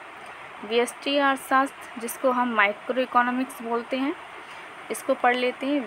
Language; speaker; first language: Hindi; native; Hindi